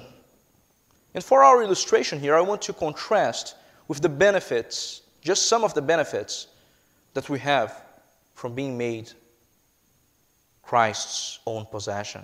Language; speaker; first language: English; non-native, fluent; Portuguese